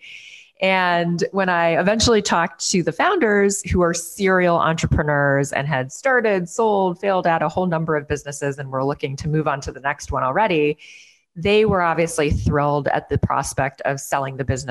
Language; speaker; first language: English; native; English